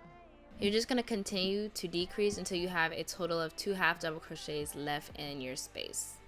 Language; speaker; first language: English; native; English